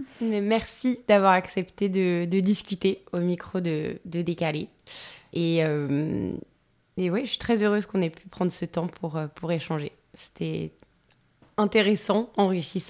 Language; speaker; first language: French; native; French